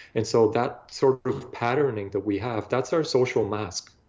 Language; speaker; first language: English; non-native, fluent; Bulgarian